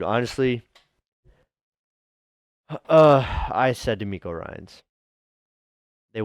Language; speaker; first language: English; native; English